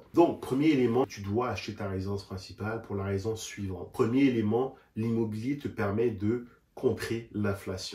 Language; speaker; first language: French; native; French